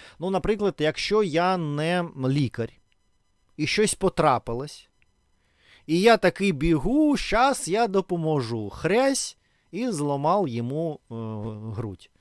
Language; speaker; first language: Ukrainian; non-native, local second language; Russian